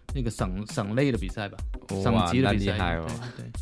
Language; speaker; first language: Chinese; non-native, fluent; Cantonese